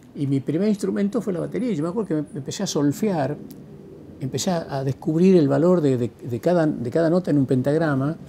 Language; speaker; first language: Spanish; native; Spanish